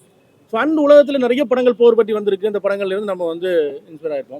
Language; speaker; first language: Tamil; native; Tamil